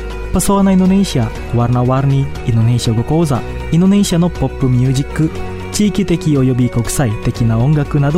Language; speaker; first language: Japanese; non-native, fluent; Indonesian